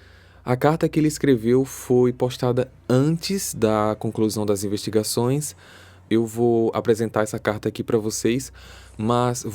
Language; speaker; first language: Portuguese; native; Portuguese